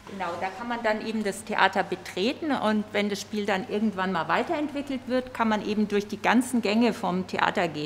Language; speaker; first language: German; native; German